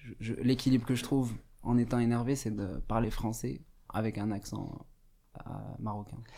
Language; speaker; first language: French; non-native, local second language; Arabic